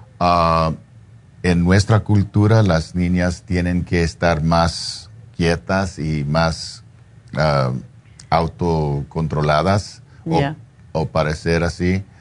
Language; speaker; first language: Spanish; non-native, fluent; English